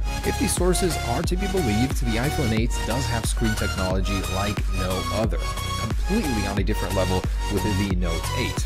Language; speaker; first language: English; native; English